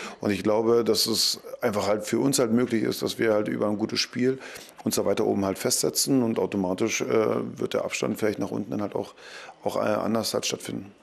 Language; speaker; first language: German; native; German